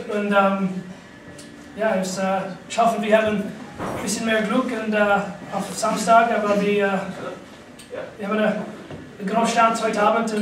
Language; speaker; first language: German; non-native, learner; English